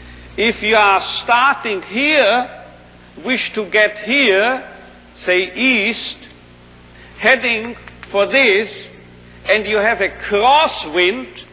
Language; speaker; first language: English; non-native, fluent; German